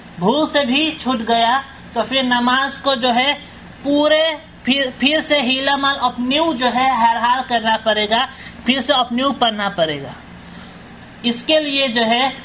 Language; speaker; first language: Urdu; non-native, fluent; Caribbean Hindustani